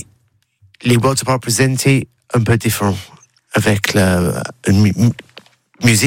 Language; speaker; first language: French; non-native, learner; English